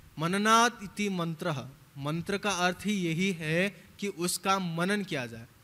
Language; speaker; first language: Hindi; native; Hindi